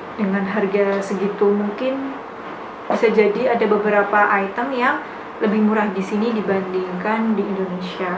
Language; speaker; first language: Indonesian; native; Indonesian